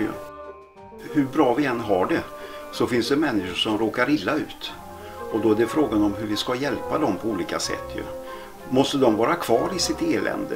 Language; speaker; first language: Swedish; native; Swedish